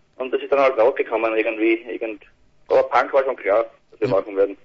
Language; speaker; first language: German; native; German